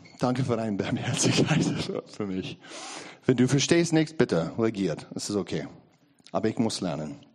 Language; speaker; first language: German; non-native, learner; English